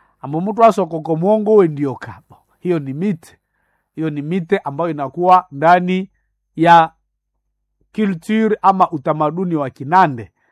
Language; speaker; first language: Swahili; non-native, local second language; Nande